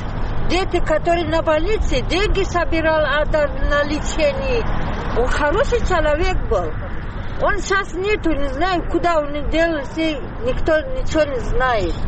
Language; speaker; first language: Russian; non-native, learner; Tajik